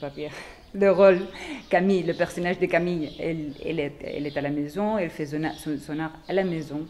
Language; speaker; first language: French; non-native, fluent; Spanish